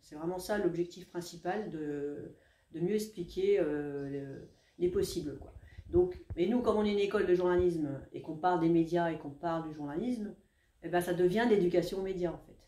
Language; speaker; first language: French; native; French